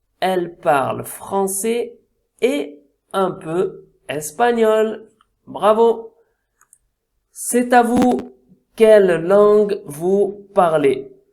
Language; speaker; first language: French; native; French